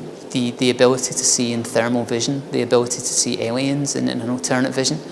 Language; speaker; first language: English; native; English